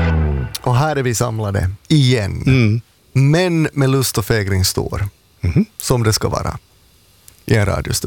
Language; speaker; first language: Swedish; native; Swedish